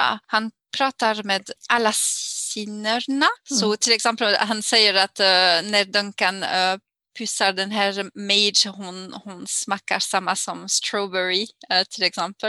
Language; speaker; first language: Swedish; non-native, fluent; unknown